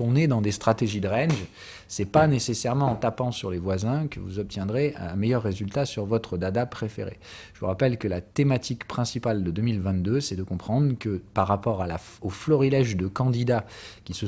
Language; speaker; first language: French; native; French